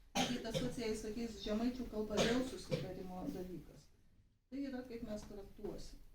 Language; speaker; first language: Lithuanian; native; Lithuanian